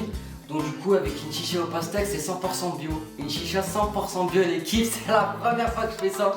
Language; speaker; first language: French; native; French